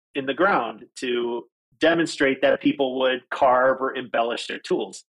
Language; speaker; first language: English; native; English